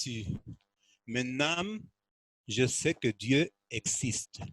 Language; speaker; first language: French; non-native, fluent; Spanish